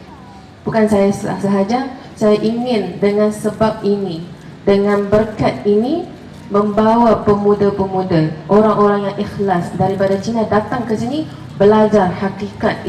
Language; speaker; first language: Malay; non-native, fluent; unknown